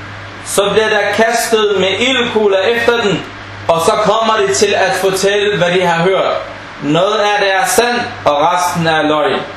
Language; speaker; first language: Danish; non-native, fluent; Arabic